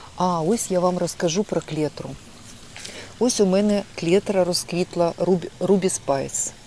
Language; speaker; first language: Ukrainian; non-native, local second language; Russian